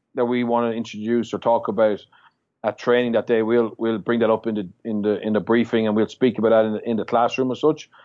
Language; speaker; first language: English; native; English